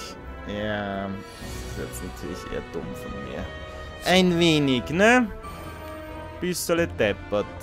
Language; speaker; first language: German; native; German